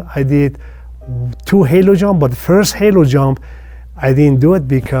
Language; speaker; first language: English; non-native, fluent; Persian